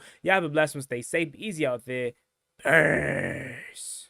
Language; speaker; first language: English; native; English